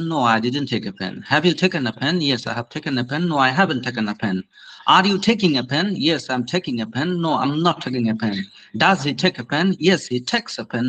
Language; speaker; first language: English; non-native, fluent; Bangla